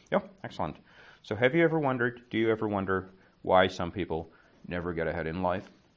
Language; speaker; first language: English; non-native, fluent; Czech